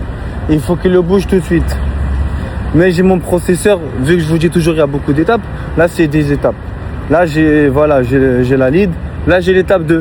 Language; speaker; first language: French; non-native, local second language; Arabic